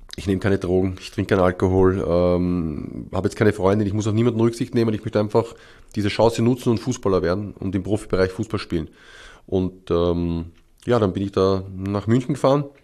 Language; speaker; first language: German; native; German